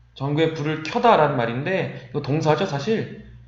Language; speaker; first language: Korean; native; Korean